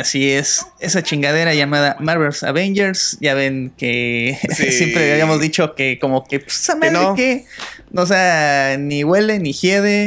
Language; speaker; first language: Spanish; native; Spanish